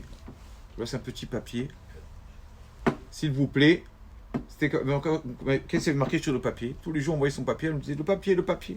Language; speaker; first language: French; native; French